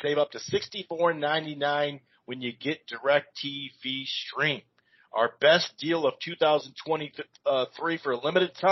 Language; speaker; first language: English; native; English